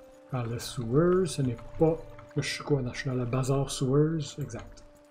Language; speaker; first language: French; native; French